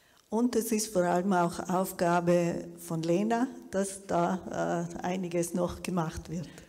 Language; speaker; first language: German; native; German